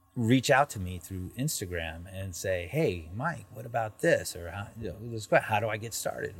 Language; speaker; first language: English; native; English